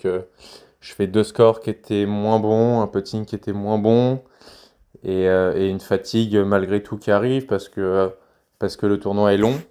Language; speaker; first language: French; native; French